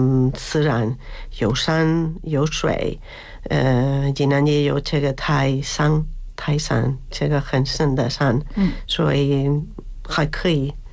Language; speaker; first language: Chinese; non-native, fluent; Spanish